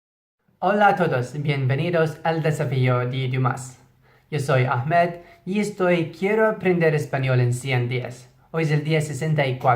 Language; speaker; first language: Spanish; non-native, learner; English